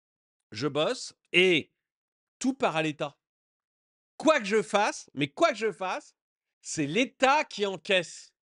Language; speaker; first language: French; native; French